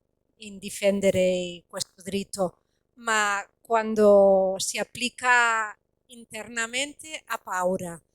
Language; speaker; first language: Italian; non-native, fluent; Catalan